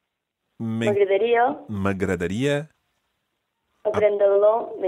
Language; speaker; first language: Spanish; non-native, local second language; Catalan